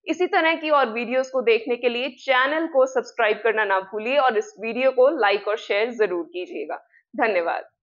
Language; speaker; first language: Hindi; non-native, local second language; Punjabi